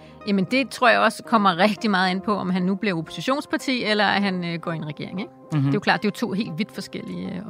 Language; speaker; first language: Danish; native; Danish